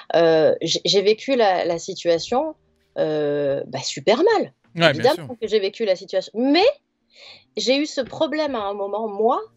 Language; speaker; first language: French; native; French